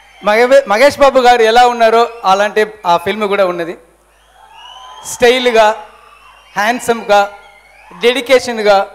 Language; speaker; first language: Telugu; non-native, learner; Tamil